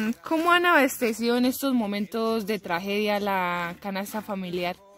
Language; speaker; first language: Spanish; native; Spanish